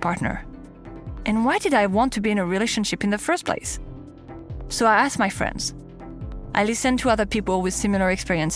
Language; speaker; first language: English; non-native, fluent; French